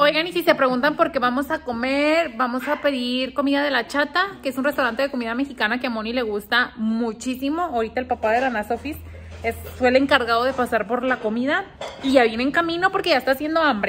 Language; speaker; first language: Spanish; native; Spanish